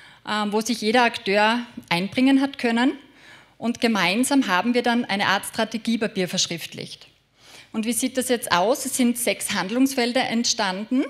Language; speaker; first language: German; native; German